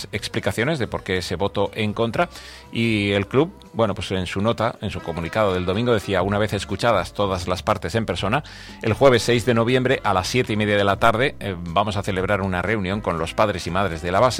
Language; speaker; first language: Spanish; native; Spanish